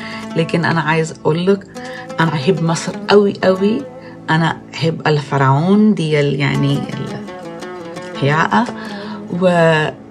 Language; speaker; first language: Arabic; non-native, learner; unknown